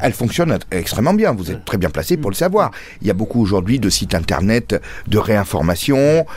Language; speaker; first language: French; native; French